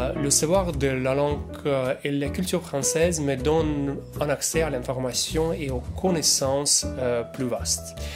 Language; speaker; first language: French; non-native, fluent; Russian